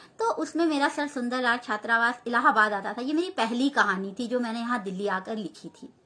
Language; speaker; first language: Hindi; native; Hindi